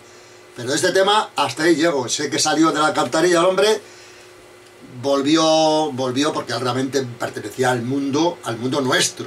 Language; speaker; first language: Spanish; native; Spanish